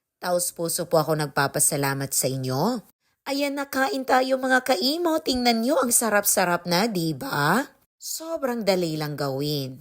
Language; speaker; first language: Filipino; native; Filipino